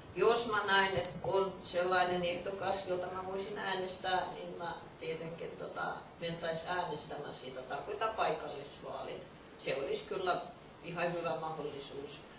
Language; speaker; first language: Finnish; non-native, fluent; Russian